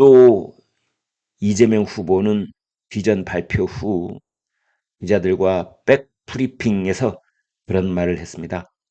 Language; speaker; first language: Korean; native; Korean